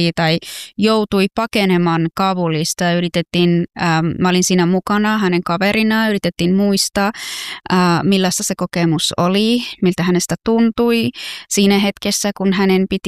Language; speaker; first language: Finnish; non-native, fluent; Persian